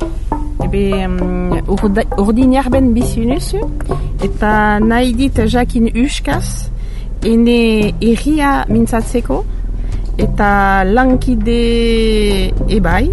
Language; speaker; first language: Basque; non-native, learner; French